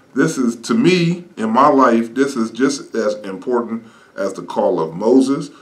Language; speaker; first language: English; native; English